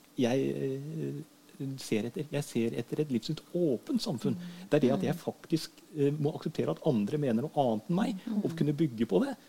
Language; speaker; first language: Norwegian; native; Norwegian